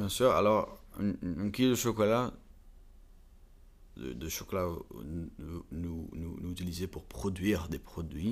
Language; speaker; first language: French; non-native, learner; Dutch